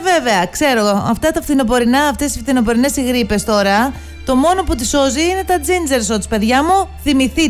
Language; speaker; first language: Greek; native; Greek